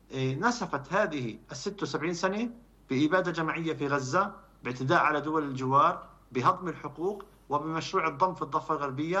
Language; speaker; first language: Arabic; native; Arabic